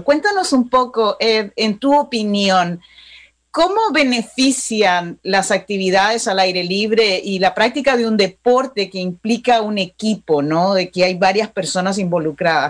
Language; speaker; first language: Spanish; native; Spanish